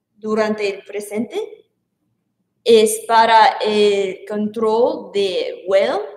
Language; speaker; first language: Spanish; non-native, learner; English